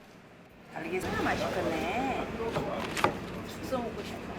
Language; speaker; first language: Korean; native; Korean